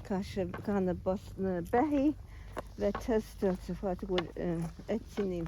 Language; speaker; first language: Irish; native; Irish